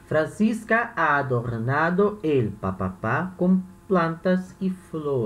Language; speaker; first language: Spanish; non-native, fluent; Portuguese